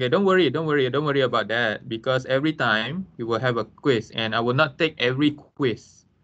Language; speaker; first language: English; non-native, local second language; Malay